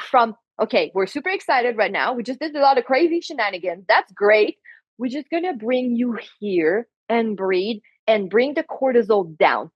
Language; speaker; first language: English; non-native, fluent; French